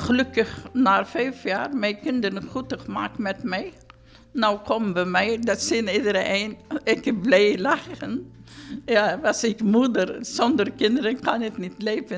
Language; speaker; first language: Dutch; non-native, learner; Turkish